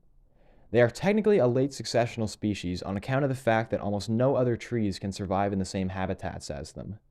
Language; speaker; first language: English; native; English